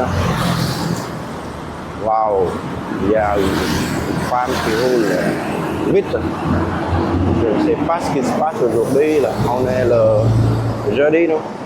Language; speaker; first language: French; non-native, fluent; Vietnamese